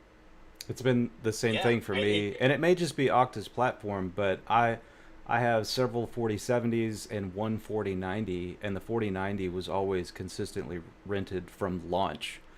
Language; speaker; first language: English; native; English